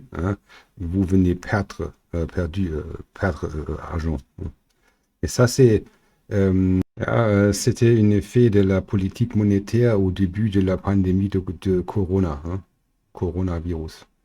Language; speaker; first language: French; non-native, learner; German